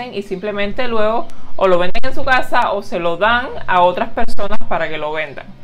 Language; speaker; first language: Spanish; native; Spanish